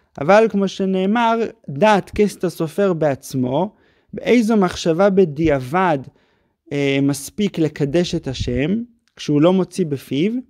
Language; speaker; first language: Hebrew; native; Hebrew